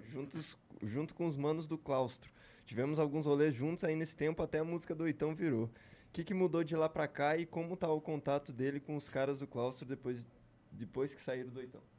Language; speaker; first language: Portuguese; native; Portuguese